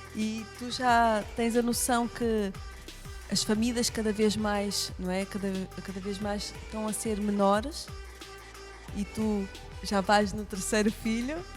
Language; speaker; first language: Portuguese; native; Portuguese